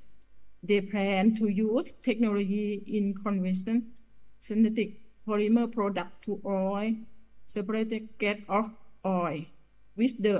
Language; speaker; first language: English; non-native, learner; Thai